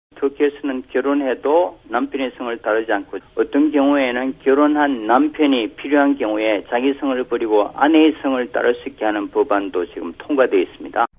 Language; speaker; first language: Korean; native; Korean